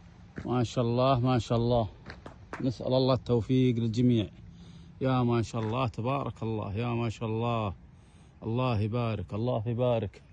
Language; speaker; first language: Arabic; native; Arabic